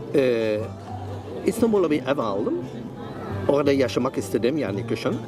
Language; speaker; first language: Turkish; non-native, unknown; Dutch